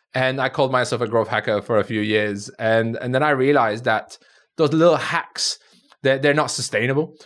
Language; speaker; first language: English; non-native, fluent; Turkish